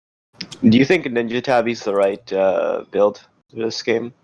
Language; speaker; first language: English; native; English